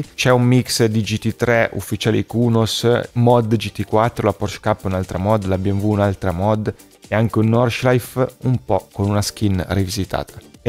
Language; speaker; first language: Italian; native; Italian